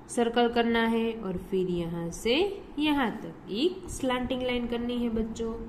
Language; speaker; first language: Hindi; non-native, local second language; Gujarati